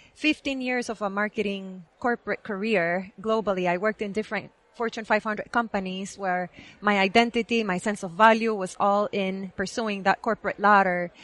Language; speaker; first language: English; non-native, fluent; Spanish